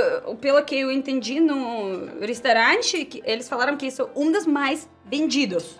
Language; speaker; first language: Portuguese; non-native, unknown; Russian